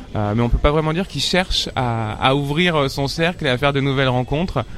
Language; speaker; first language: French; native; French